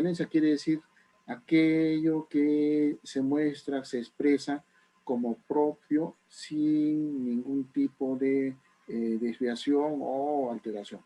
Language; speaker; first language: Spanish; native; Spanish